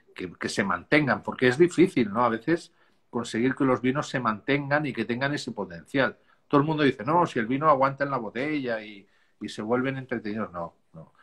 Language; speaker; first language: Spanish; native; Spanish